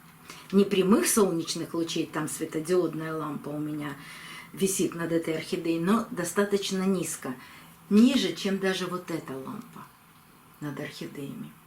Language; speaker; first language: Russian; native; Russian